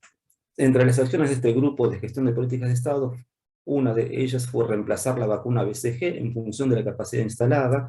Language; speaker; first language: Spanish; native; Spanish